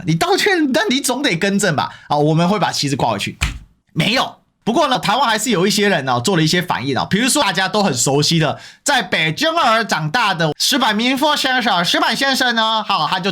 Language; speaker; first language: Chinese; native; Chinese